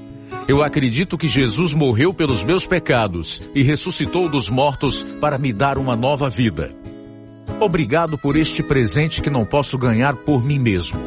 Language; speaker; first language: Portuguese; native; Portuguese